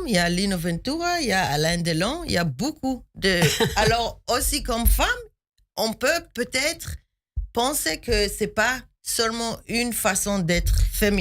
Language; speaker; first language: French; non-native, fluent; Hebrew